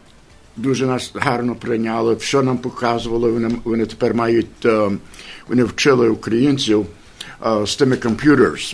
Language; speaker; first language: Ukrainian; early bilingual, heritage; Ukrainian